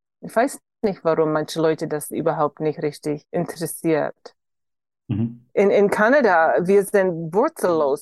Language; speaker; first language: German; early bilingual, heritage; German